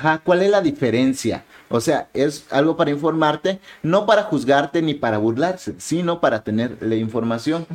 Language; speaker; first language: Spanish; native; Spanish